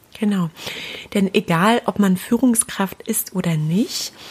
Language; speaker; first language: German; native; German